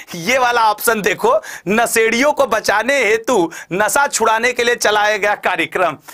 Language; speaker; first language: Hindi; native; Hindi